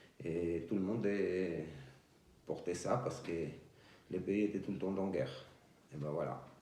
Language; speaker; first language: French; non-native, learner; Georgian